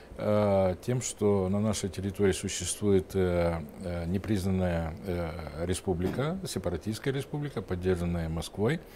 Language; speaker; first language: Russian; non-native, local second language; Romanian